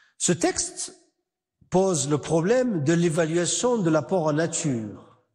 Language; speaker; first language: French; non-native, local second language; Arabic